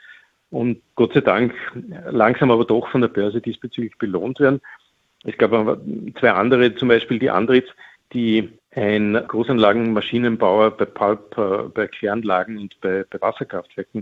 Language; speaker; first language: German; native; German